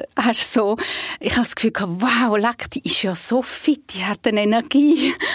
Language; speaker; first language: German; native; German